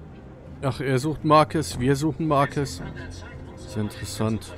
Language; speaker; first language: German; native; German